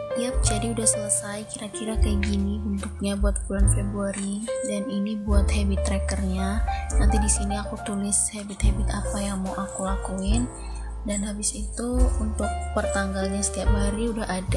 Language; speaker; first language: Indonesian; native; Indonesian